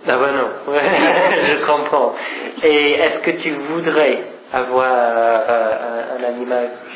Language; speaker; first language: French; non-native, fluent; English